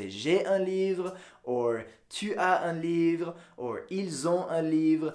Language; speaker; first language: French; non-native, fluent; English